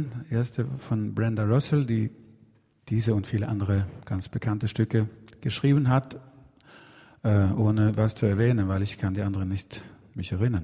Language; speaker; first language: German; non-native, fluent; Swedish